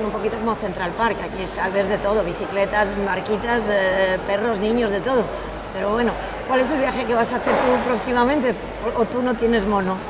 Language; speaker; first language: Spanish; native; Spanish